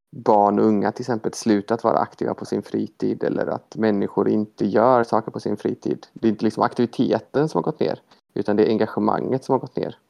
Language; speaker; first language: Swedish; native; Swedish